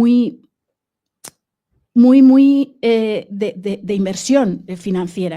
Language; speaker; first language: Spanish; native; Spanish